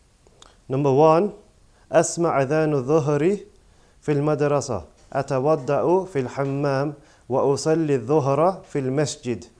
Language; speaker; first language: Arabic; non-native, fluent; English